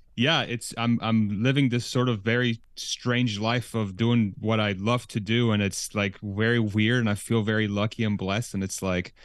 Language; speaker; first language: English; early bilingual, other home language; Persian